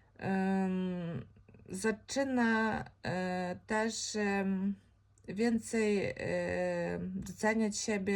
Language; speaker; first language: Polish; non-native, fluent; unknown